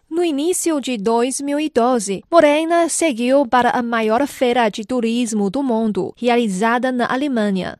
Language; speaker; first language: Portuguese; non-native, fluent; Chinese